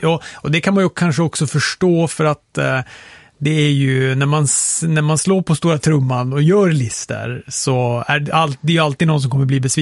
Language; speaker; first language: Swedish; native; Swedish